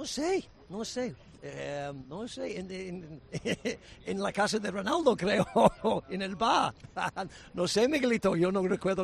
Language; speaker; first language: Spanish; non-native, learner; English